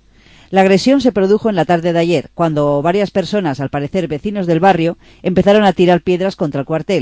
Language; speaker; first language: Spanish; native; Spanish